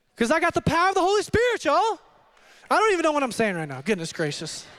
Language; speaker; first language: English; native; English